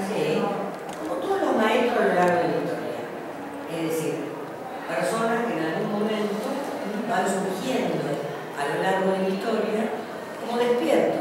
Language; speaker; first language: Spanish; native; Spanish